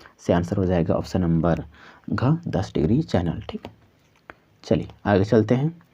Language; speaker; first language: Hindi; non-native, local second language; Santali